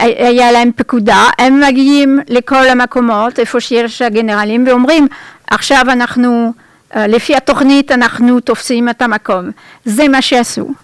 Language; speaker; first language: Hebrew; non-native, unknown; French